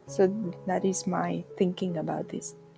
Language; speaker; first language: English; non-native, fluent; Vietnamese